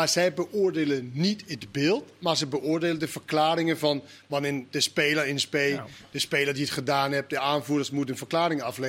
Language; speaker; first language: Dutch; non-native, fluent; Danish